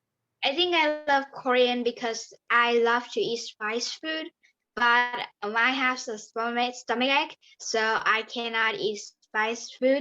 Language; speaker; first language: English; non-native, learner; Vietnamese